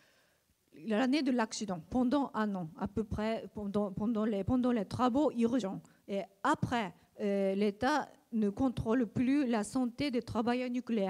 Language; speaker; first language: French; non-native, learner; Japanese